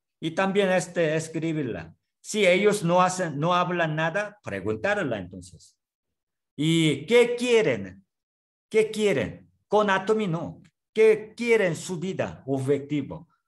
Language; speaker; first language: Spanish; non-native, learner; Korean